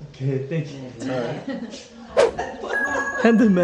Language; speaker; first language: English; non-native, learner; Korean